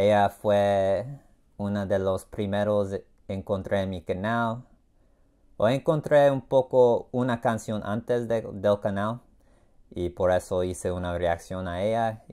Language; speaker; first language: Spanish; non-native, learner; English